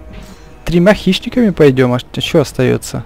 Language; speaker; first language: Russian; native; Russian